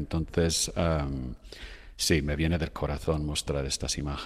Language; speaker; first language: Spanish; non-native, fluent; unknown